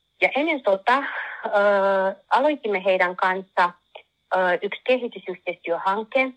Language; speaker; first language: Finnish; non-native, learner; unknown